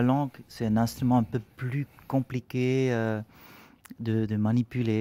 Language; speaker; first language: French; non-native, local second language; Swiss German